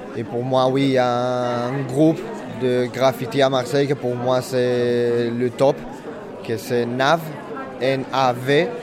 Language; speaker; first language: French; non-native, fluent; Spanish